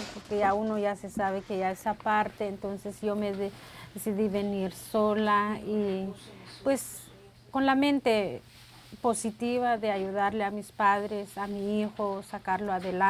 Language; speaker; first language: Spanish; non-native, local second language; Kʼicheʼ